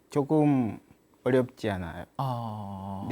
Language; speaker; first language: Korean; non-native, learner; Swahili